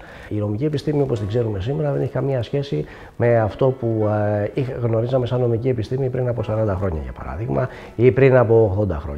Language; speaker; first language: Greek; native; Greek